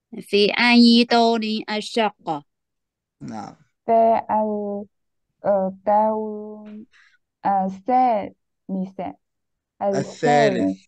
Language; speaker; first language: Arabic; non-native, learner; Chinese